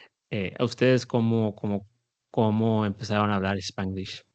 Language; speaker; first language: Spanish; early bilingual, heritage; Spanish